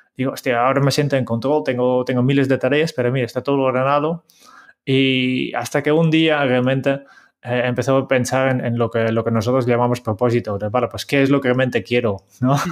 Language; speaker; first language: Spanish; non-native, fluent; Dutch